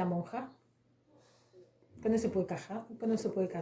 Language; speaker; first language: Spanish; non-native, fluent; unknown